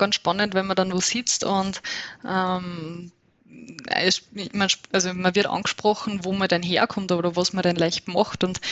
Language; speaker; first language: German; native; German